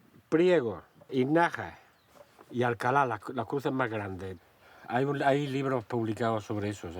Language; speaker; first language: Spanish; native; Spanish